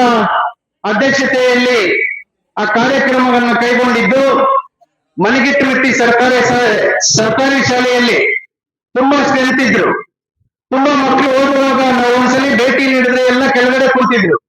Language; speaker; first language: Kannada; native; Kannada